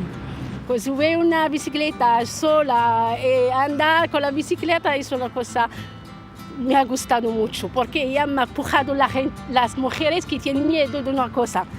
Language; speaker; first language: Spanish; non-native, learner; Arabic